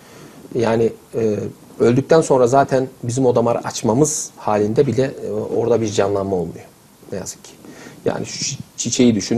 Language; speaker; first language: Turkish; native; Turkish